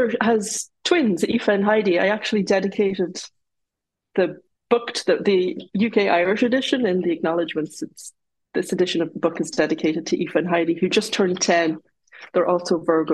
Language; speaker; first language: English; native; English